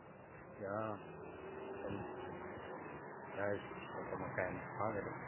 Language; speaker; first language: German; non-native, learner; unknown